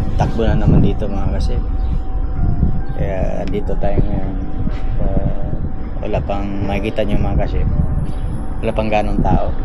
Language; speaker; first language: Filipino; non-native, local second language; Hiligaynon